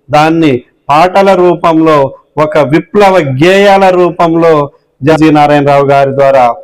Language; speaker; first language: Telugu; native; Telugu